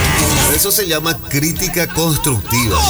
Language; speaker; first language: Spanish; native; Spanish